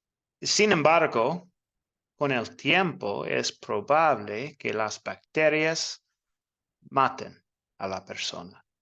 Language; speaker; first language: Spanish; non-native, fluent; English